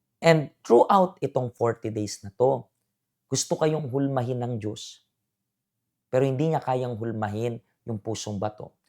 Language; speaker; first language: Filipino; native; Filipino